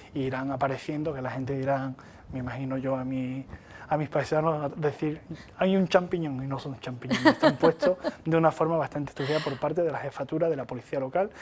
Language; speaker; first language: Spanish; native; Spanish